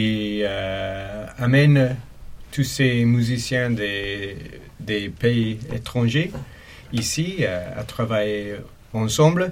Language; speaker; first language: French; non-native, fluent; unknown